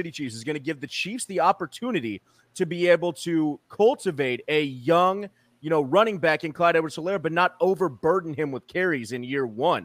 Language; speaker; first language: English; native; English